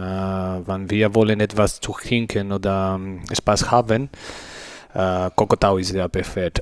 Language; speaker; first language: German; non-native, learner; Spanish